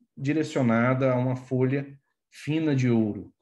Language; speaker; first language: Portuguese; native; Portuguese